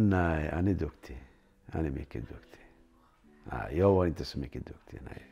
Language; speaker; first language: Swedish; non-native, learner; Persian